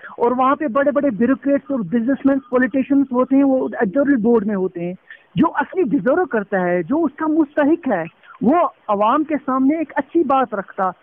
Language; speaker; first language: Urdu; non-native, local second language; Kashmiri